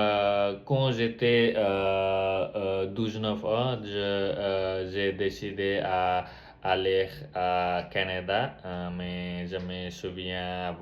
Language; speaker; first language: French; non-native, learner; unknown